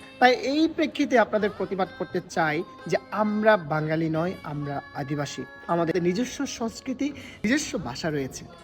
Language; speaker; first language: Bangla; non-native, local second language; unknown